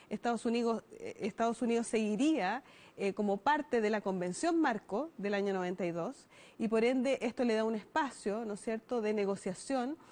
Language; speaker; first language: Spanish; native; Spanish